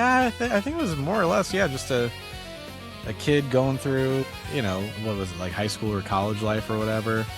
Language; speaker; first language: English; native; English